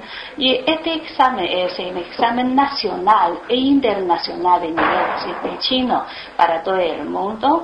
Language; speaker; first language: Spanish; non-native, learner; Chinese